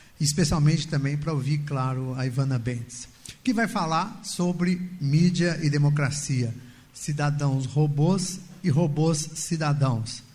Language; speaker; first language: Portuguese; native; Portuguese